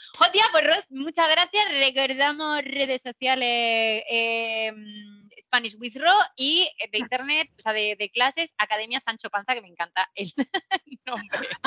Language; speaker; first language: Spanish; native; Spanish